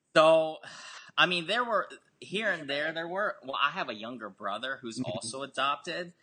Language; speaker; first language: English; native; English